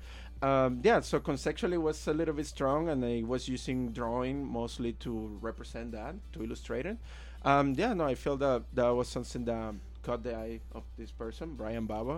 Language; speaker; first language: English; non-native, fluent; Spanish